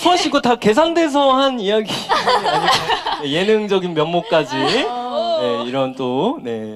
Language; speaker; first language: Korean; native; Korean